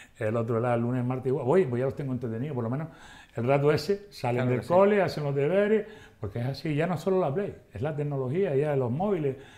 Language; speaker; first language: Spanish; native; Spanish